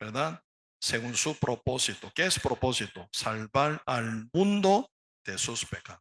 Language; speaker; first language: Spanish; non-native, learner; Korean